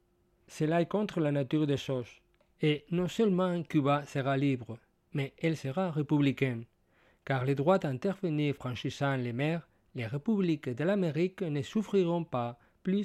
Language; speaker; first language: French; non-native, fluent; Spanish